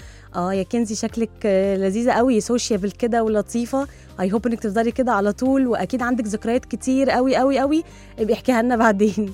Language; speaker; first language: Arabic; native; Arabic